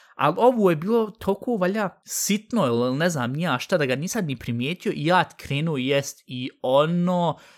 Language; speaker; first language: Bosnian; early bilingual, heritage; Bosnian